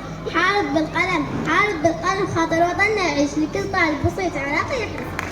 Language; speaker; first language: Arabic; native; Arabic